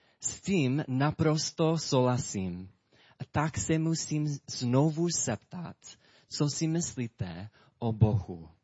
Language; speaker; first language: Czech; non-native, fluent; English